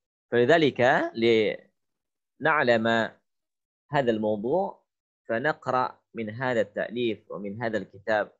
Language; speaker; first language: Arabic; non-native, fluent; Indonesian